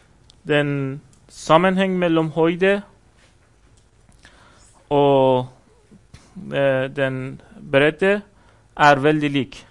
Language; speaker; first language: Norwegian; non-native, fluent; Persian